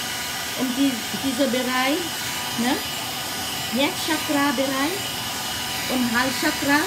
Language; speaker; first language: German; non-native, learner; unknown